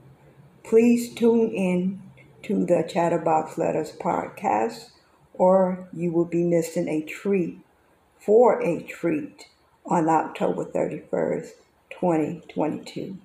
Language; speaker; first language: English; native; English